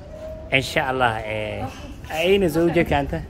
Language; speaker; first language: Arabic; non-native, learner; Somali